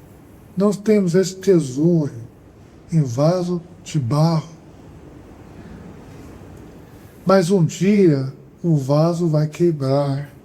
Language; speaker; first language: Portuguese; non-native, fluent; English